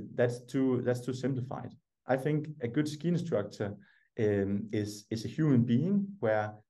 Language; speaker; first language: English; non-native, fluent; Danish